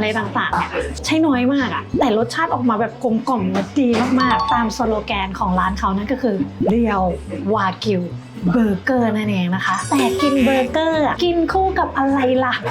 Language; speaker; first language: Thai; native; Thai